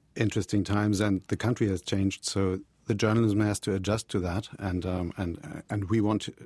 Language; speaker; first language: English; non-native, fluent; German